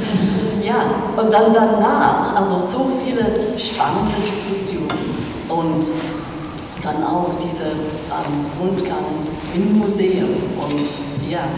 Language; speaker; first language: German; non-native, fluent; English